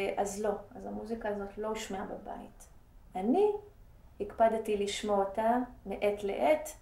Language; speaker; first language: Hebrew; early bilingual, other home language; Persian